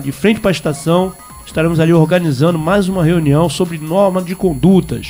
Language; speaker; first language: Portuguese; native; Portuguese